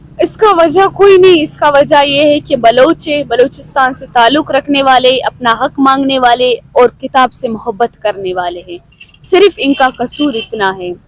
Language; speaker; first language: Urdu; non-native, local second language; Baluchi